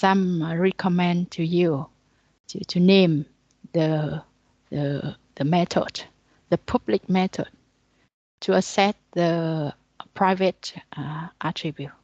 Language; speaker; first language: English; non-native, learner; Vietnamese